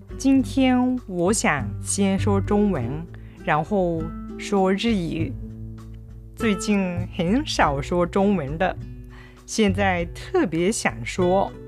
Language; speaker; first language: Chinese; non-native, fluent; Japanese